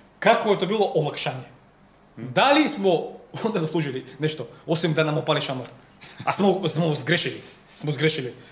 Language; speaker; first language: Serbian; non-native, fluent; Macedonian